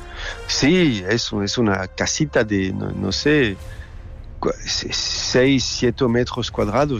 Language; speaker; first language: Spanish; non-native, learner; French